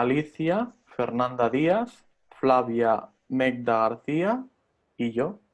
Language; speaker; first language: Spanish; native; Spanish